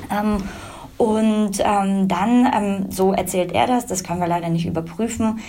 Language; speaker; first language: German; early bilingual, other home language; Russian